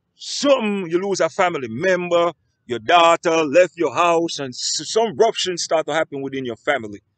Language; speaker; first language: English; native; English